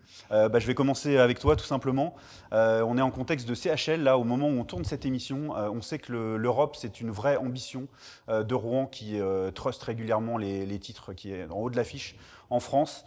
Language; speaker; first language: French; native; French